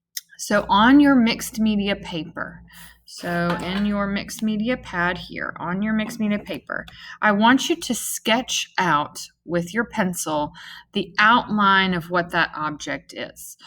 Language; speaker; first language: English; native; English